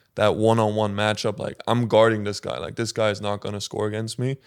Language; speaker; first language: English; non-native, fluent; German